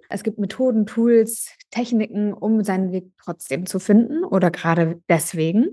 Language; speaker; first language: German; native; German